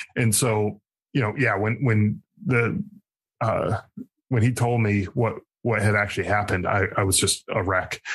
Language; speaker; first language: English; native; English